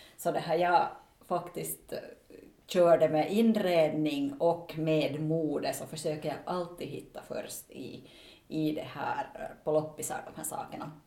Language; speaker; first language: Swedish; native; Swedish